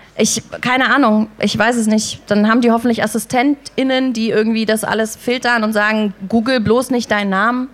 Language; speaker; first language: German; native; German